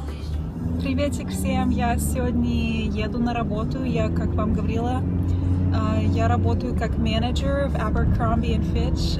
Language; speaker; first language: Russian; early bilingual, heritage; Russian